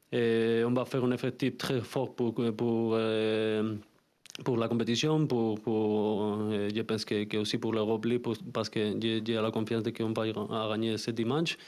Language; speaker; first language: French; non-native, fluent; Spanish